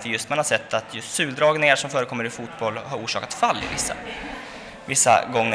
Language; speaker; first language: Swedish; native; Swedish